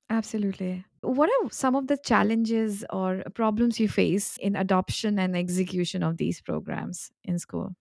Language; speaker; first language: English; non-native, local second language; Hindi